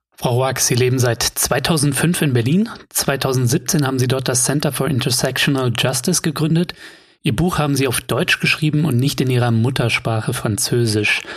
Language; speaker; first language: German; native; German